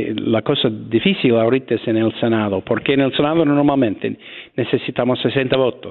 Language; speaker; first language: Spanish; non-native, fluent; English